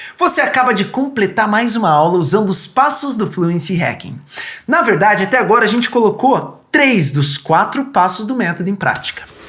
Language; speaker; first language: Portuguese; native; Portuguese